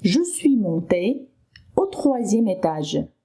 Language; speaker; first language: French; non-native, fluent; Ukrainian